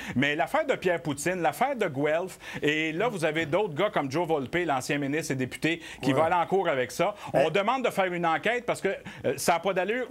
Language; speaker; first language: French; native; French